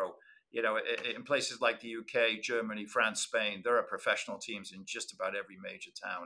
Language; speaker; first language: English; native; English